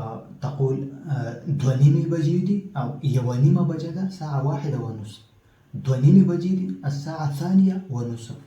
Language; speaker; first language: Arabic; non-native, fluent; Pashto